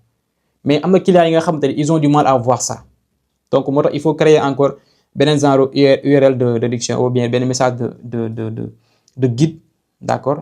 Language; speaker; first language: French; non-native, local second language; Wolof